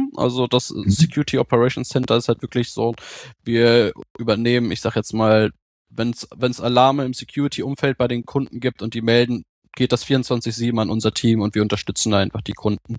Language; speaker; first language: German; native; German